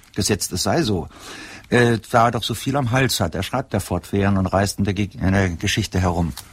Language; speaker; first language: German; native; German